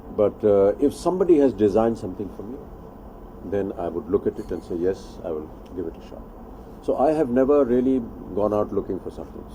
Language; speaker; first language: English; non-native, local second language; Hindi